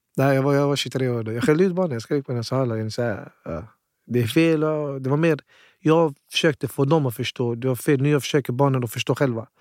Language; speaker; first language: Swedish; early bilingual, other home language; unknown